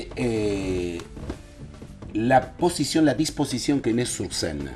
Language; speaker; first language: French; non-native, fluent; Spanish